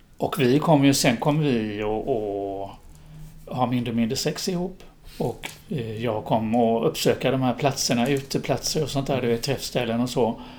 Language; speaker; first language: Swedish; native; Swedish